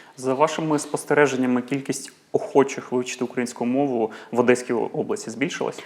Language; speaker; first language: Ukrainian; native; Ukrainian